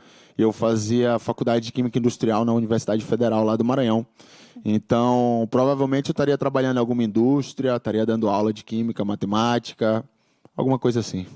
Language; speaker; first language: Portuguese; native; Portuguese